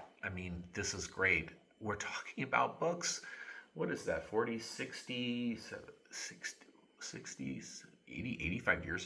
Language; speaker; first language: English; native; English